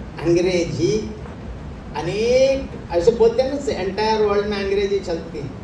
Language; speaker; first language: Hindi; non-native, local second language; Telugu